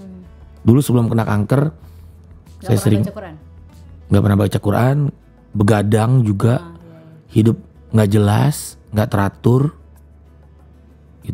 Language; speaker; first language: Indonesian; native; Indonesian